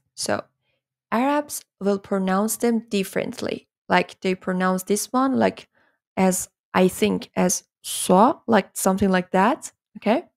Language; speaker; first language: English; non-native, fluent; Persian